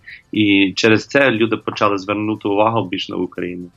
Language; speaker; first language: Ukrainian; non-native, learner; English